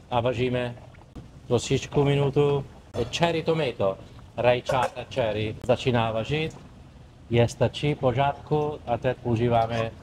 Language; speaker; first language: Czech; non-native, learner; Italian